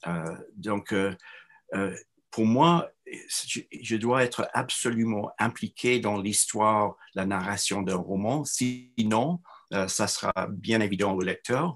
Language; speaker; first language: French; non-native, fluent; English